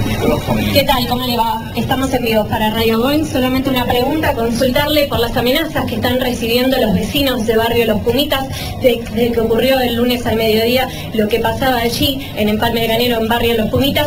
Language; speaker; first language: Spanish; native; Spanish